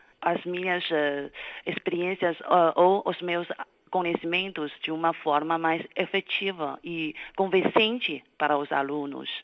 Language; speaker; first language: Portuguese; non-native, fluent; Chinese